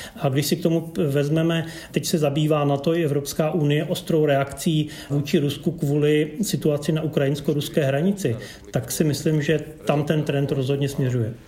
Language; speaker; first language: Czech; native; Czech